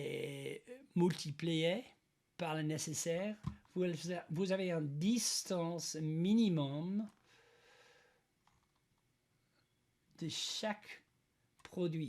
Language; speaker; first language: French; non-native, learner; English